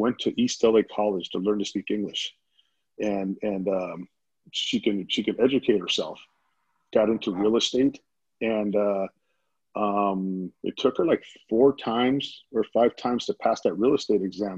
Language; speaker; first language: English; native; English